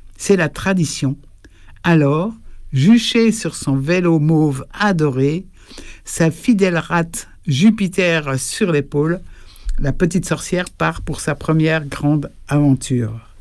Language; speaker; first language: French; native; French